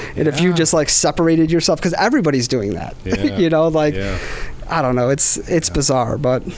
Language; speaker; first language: English; native; English